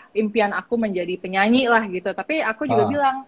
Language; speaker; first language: Indonesian; native; Indonesian